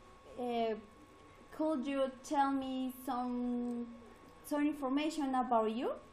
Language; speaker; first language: English; non-native, learner; Spanish